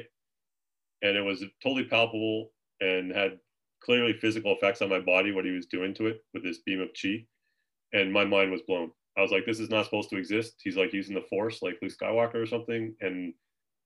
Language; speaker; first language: English; native; English